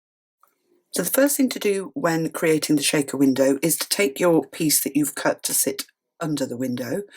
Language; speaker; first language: English; native; English